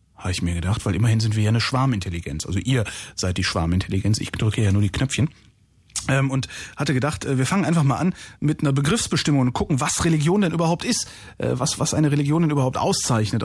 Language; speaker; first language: German; native; German